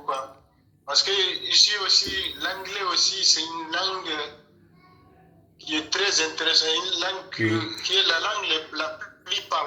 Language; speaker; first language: French; non-native, local second language; Bambara